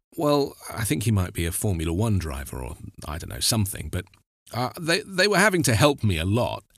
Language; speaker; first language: English; native; English